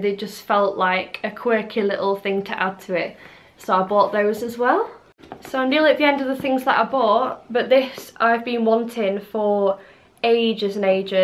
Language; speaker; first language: English; native; English